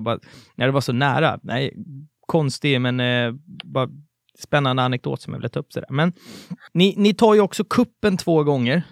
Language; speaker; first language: Swedish; native; Swedish